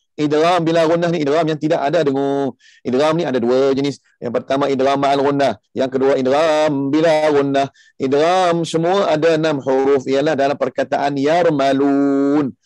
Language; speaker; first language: Malay; early bilingual, heritage; Malay